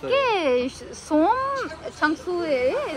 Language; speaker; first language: Korean; non-native, learner; Urdu